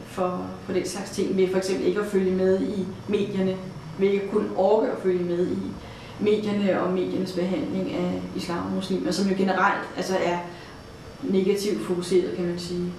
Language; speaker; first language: Danish; native; Danish